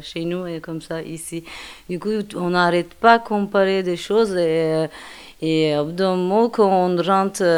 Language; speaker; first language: French; non-native, fluent; Turkish